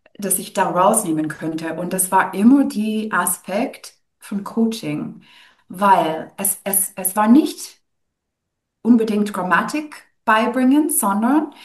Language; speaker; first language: German; non-native, fluent; English